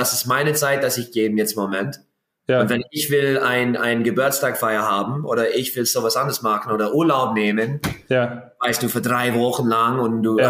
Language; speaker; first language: German; non-native, learner; English